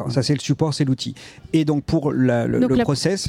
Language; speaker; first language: French; native; French